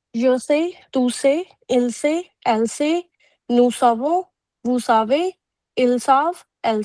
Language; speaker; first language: French; non-native, learner; Punjabi